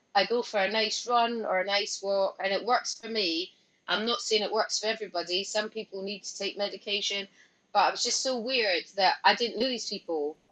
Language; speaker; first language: English; native; English